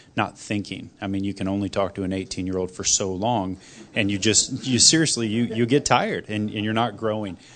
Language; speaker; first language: English; non-native, fluent; Korean